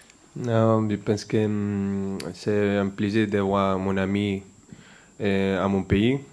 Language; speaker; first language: French; non-native, fluent; Spanish